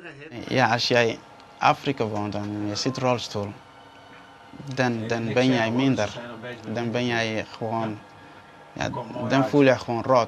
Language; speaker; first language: Dutch; non-native, learner; Somali